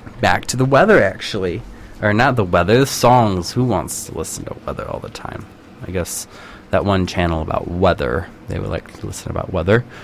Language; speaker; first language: English; native; English